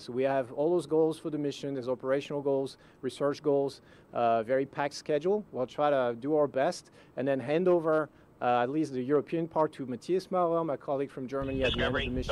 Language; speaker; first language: English; non-native, fluent; French